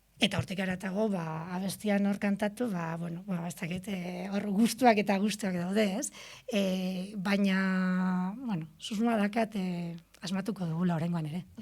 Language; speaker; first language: Basque; native; Basque